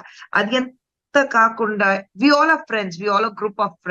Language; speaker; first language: Telugu; non-native, fluent; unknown